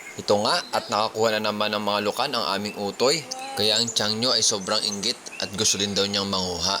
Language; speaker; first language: Filipino; native; Filipino